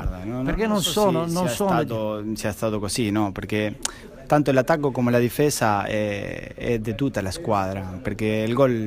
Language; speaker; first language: Italian; non-native, fluent; Spanish